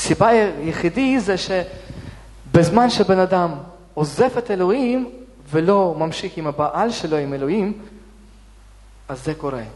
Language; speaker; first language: Hebrew; non-native, fluent; Russian